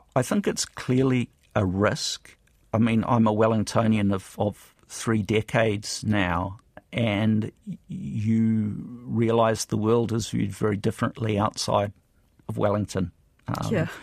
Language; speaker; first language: English; native; English